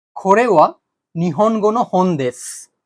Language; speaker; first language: Japanese; non-native, fluent; Bangla